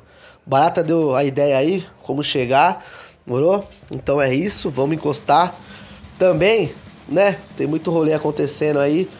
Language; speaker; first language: Portuguese; native; Portuguese